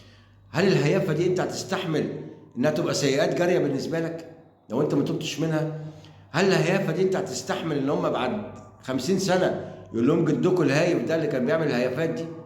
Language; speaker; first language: Arabic; native; Arabic